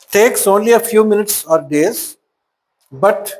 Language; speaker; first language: English; non-native, local second language; Telugu